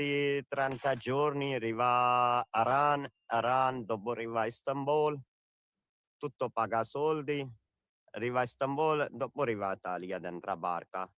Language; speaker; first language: Italian; non-native, learner; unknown